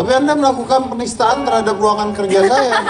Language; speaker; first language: Indonesian; native; Indonesian